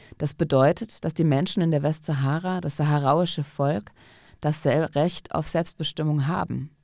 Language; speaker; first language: German; non-native, fluent; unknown